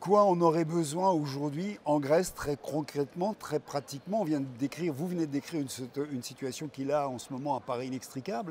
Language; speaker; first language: French; native; French